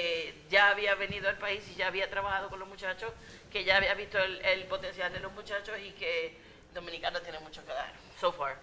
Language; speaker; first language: Spanish; native; Spanish